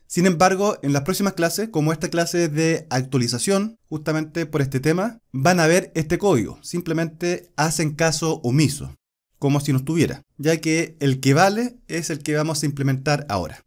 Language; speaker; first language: Spanish; native; Spanish